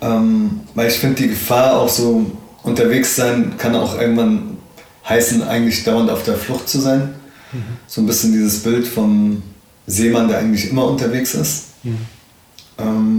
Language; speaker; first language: German; early bilingual, other home language; Arabic